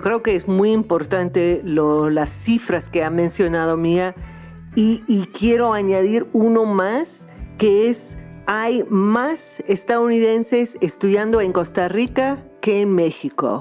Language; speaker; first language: Spanish; non-native, fluent; English